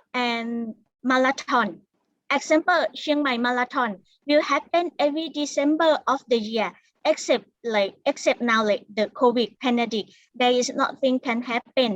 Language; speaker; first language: English; non-native, learner; Thai